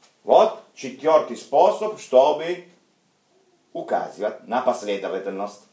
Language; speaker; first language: Russian; non-native, fluent; Italian